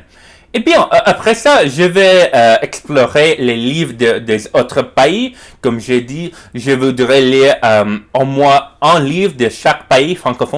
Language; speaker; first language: French; non-native, learner; English